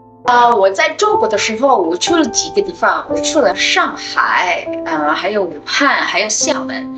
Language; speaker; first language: Chinese; non-native, fluent; Indonesian